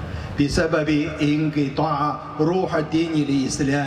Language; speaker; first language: Arabic; non-native, fluent; Chinese